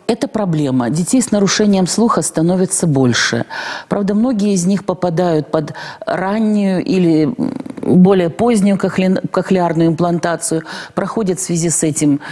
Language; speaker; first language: Russian; native; Russian